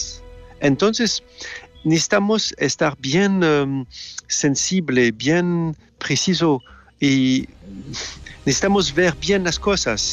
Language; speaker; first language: Spanish; non-native, fluent; French